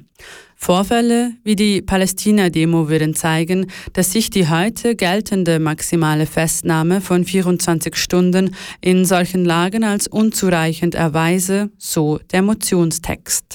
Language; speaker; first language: German; native; German